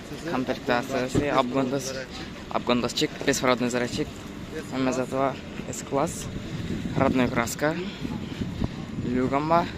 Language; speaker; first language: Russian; non-native, local second language; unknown